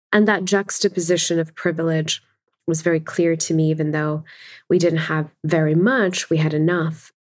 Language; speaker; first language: English; non-native, local second language; Urdu